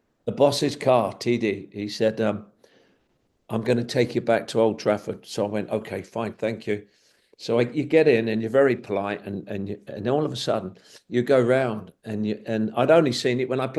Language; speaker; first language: English; native; English